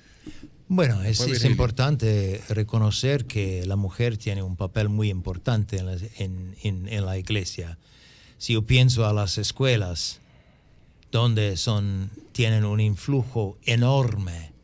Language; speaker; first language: Spanish; non-native, fluent; English